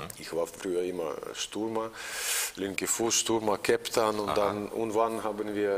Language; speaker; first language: German; non-native, learner; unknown